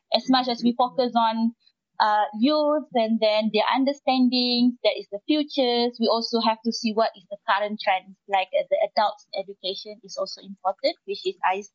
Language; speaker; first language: English; non-native, local second language; Malay